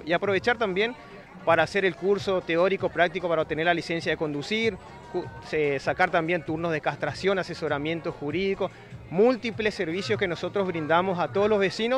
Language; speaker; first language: Spanish; native; Spanish